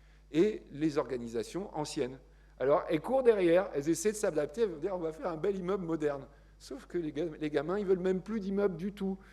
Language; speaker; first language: French; native; French